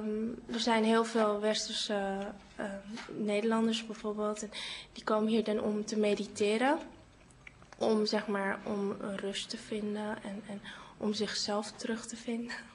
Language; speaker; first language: Dutch; early bilingual, other home language; Cantonese